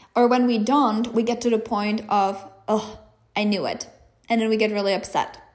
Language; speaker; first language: English; non-native, fluent; Czech